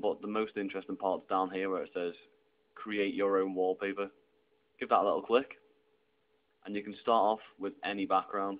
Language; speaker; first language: English; native; English